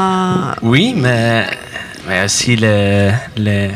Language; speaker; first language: French; non-native, local second language; Dutch